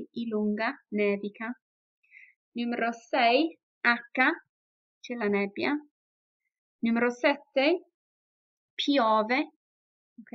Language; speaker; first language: Italian; non-native, fluent; English